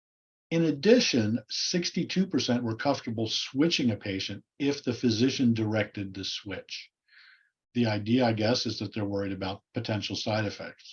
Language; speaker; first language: English; native; English